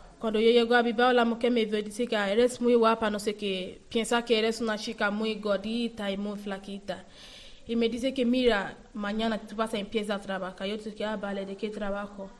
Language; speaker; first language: Spanish; non-native, learner; Yoruba